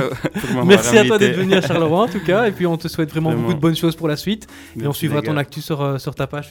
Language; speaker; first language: French; native; French